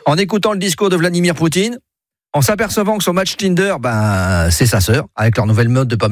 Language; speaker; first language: French; native; French